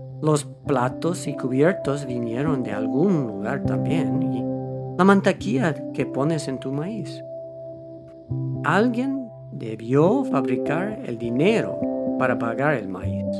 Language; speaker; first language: Spanish; non-native, fluent; English